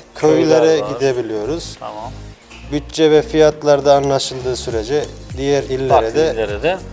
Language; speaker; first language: Turkish; native; Turkish